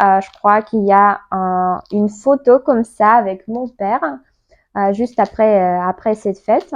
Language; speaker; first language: French; non-native, learner; Russian